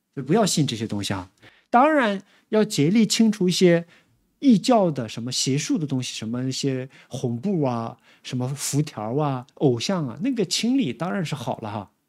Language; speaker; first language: Chinese; native; Chinese